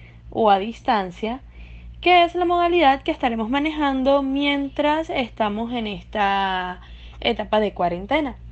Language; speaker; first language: Spanish; native; Spanish